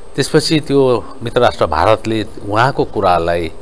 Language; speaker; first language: Nepali; native; Nepali